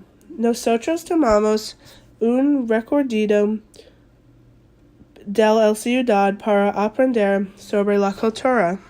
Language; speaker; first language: Spanish; non-native, learner; English